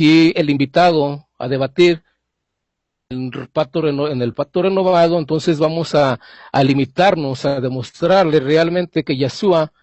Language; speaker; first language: Spanish; native; Spanish